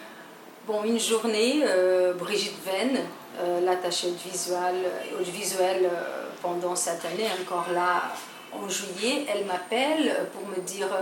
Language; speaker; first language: French; non-native, fluent; Portuguese